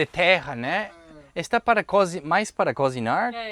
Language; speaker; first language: Portuguese; non-native, learner; English